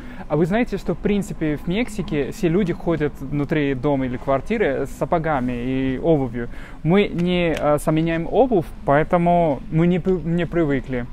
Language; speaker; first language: Russian; non-native, fluent; Spanish